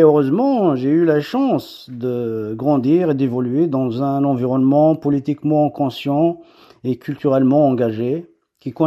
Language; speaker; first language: French; non-native, local second language; Kabyle